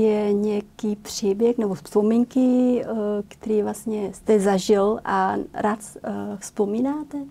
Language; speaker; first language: Czech; non-native, fluent; Vietnamese